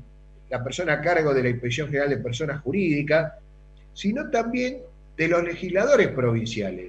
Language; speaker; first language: Spanish; native; Spanish